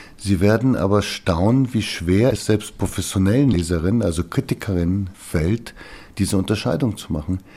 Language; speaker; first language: German; early bilingual, other home language; Bulgarian